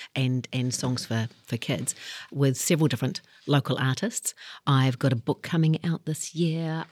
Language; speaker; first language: English; native; English